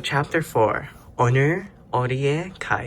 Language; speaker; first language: Korean; non-native, learner; English